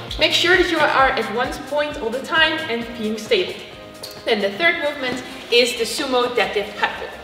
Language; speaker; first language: English; non-native, fluent; Dutch